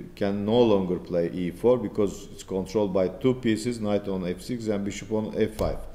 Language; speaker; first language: English; non-native, fluent; Turkish